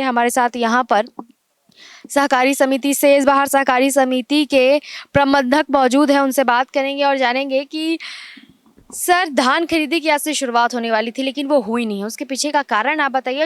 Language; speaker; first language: Hindi; native; Hindi